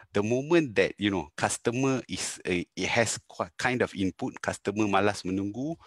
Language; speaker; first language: English; non-native, local second language; Tamil